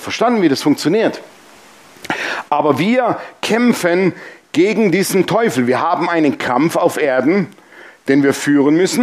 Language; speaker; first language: German; native; German